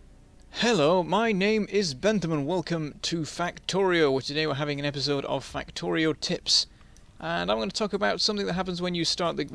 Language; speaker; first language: English; native; English